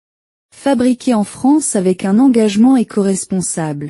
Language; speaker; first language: French; non-native, learner; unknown